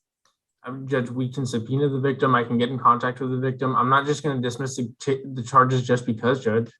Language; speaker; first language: English; native; English